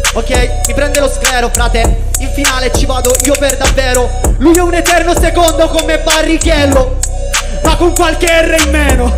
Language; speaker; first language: Italian; native; Italian